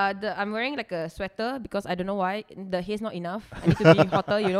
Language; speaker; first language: English; non-native, local second language; Malay